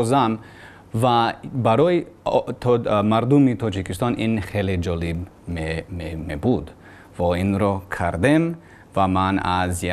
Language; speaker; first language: Persian; non-native, learner; English